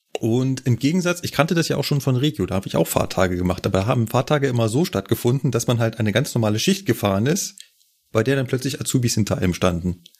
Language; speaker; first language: German; native; German